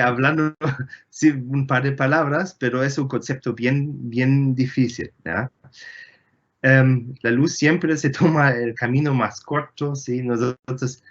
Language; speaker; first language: Spanish; non-native, fluent; German